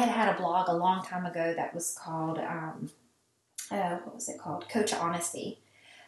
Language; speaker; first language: English; native; English